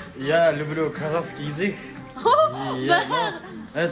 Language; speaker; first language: Russian; non-native, local second language; Kazakh